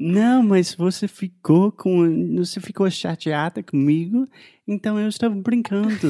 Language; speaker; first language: Portuguese; non-native, fluent; English